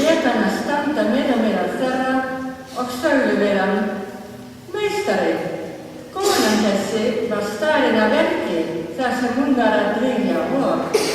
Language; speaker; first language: Icelandic; non-native, learner; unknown